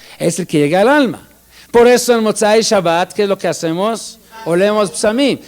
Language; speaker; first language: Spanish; non-native, fluent; Hebrew